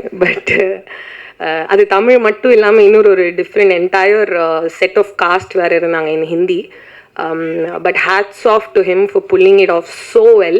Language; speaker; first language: Tamil; native; Tamil